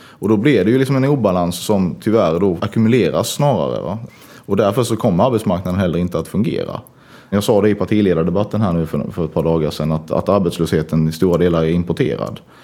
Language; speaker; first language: Swedish; native; Swedish